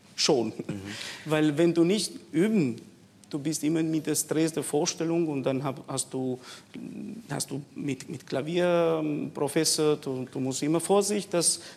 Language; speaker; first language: German; non-native, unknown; Albanian